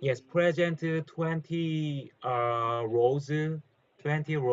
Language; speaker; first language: English; non-native, learner; Korean